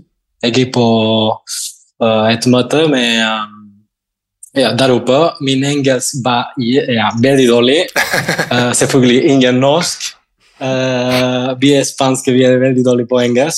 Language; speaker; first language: Norwegian; non-native, fluent; Spanish